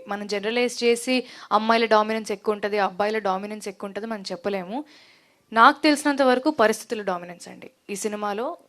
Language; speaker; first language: Telugu; native; Telugu